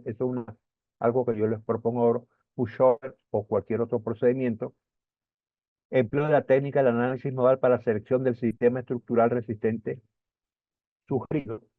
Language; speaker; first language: Spanish; native; Spanish